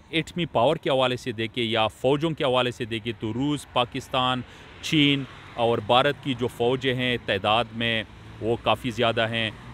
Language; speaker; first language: Urdu; non-native, local second language; Pashto